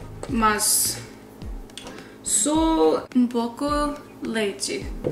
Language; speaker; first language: Portuguese; non-native, learner; English